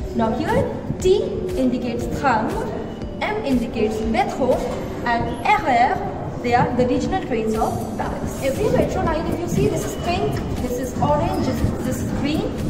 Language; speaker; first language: English; non-native, local second language; Hindi